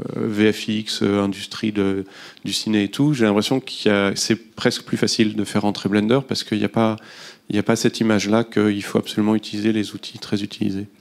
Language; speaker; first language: French; native; French